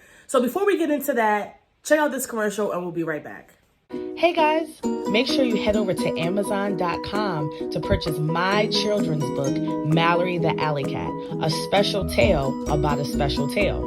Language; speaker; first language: English; native; English